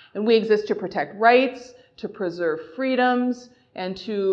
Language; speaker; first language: English; native; English